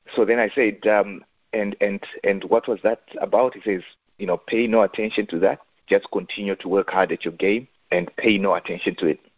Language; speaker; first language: English; non-native, local second language; Shona